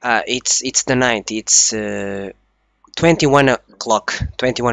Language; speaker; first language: English; non-native, learner; Portuguese